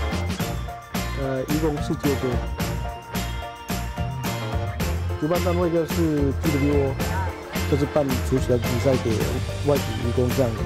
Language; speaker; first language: Chinese; non-native, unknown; Thai